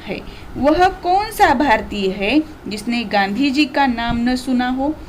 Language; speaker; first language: Hindi; non-native, local second language; Marathi